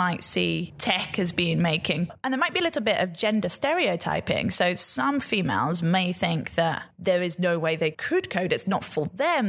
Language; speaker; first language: English; native; English